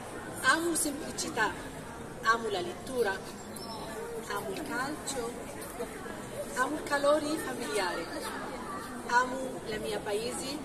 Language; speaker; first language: Italian; non-native, learner; Arabic